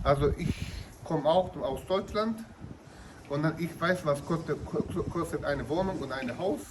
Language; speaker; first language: German; non-native, learner; Turkish